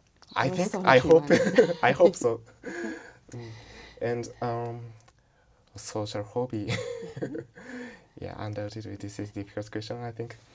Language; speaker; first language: English; non-native, learner; Japanese